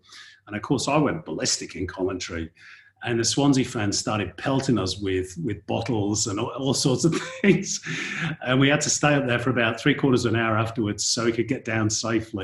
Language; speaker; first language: English; native; English